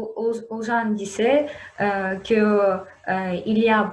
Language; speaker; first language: French; non-native, learner; Russian